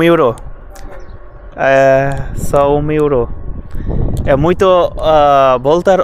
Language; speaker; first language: Portuguese; non-native, learner; Bangla